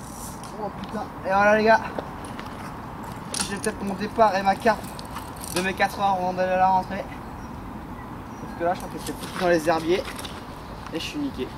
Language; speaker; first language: French; native; French